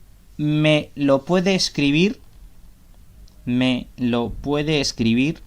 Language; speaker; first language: Spanish; non-native, fluent; Urdu